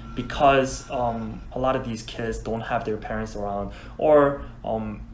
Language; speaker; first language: English; non-native, fluent; Korean